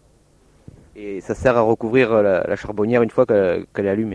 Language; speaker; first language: French; native; French